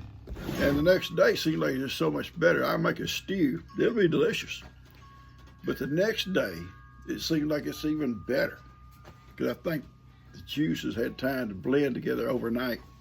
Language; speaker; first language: English; native; English